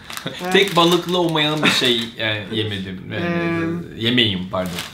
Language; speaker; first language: Turkish; non-native, fluent; Portuguese